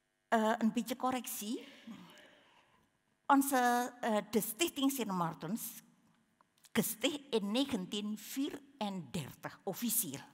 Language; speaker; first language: Dutch; non-native, learner; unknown